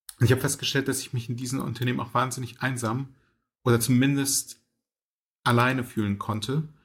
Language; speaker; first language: German; early bilingual, other home language; Russian